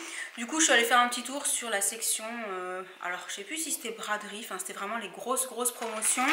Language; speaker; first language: French; native; French